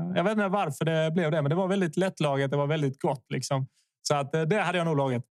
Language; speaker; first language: Swedish; early bilingual, other home language; Bosnian